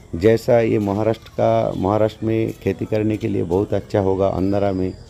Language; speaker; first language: Hindi; non-native, local second language; Bangla